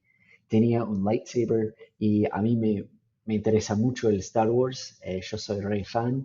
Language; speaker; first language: Spanish; non-native, fluent; English